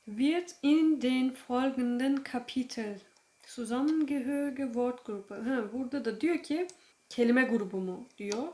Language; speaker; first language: Turkish; native; Turkish